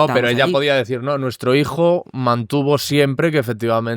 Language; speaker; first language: Spanish; native; Spanish